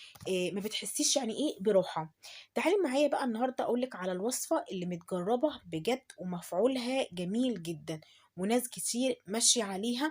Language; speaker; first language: Arabic; native; Arabic